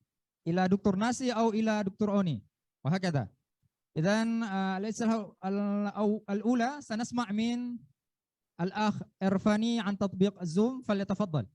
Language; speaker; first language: Arabic; non-native, fluent; Indonesian